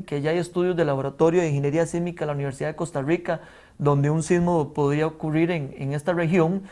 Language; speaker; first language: Spanish; native; Spanish